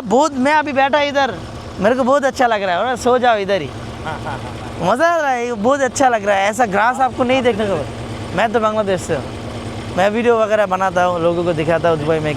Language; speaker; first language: Hindi; non-native, learner; Bangla